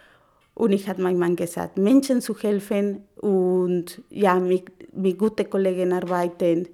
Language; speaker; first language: German; non-native, learner; Spanish